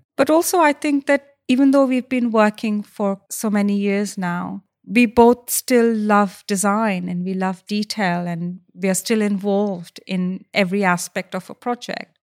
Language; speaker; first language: English; non-native, local second language; Hindi